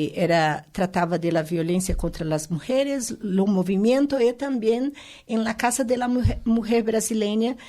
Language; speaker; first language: Spanish; non-native, fluent; Portuguese